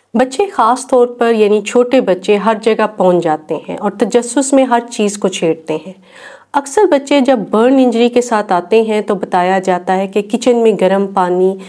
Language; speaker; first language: Urdu; native; Urdu